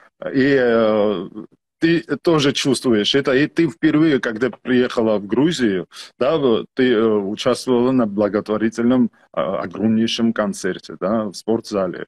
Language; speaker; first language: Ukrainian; non-native, learner; Georgian